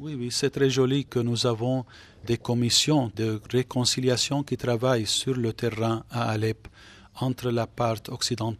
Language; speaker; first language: French; non-native, fluent; Arabic